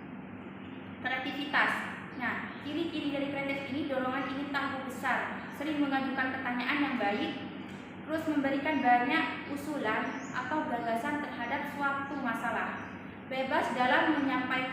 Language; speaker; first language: Indonesian; non-native, local second language; Madurese